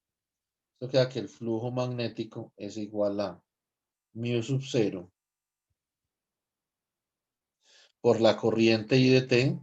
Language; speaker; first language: Spanish; native; Spanish